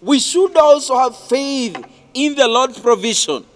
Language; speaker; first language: English; non-native, local second language; Swahili